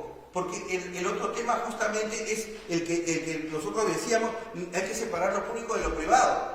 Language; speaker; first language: Spanish; native; Spanish